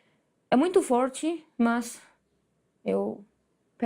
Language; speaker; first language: Portuguese; non-native, learner; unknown